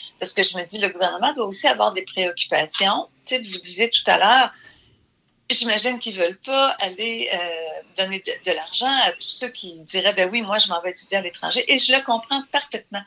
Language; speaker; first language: French; native; French